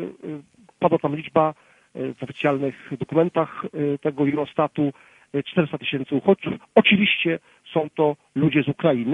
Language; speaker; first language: Polish; native; Polish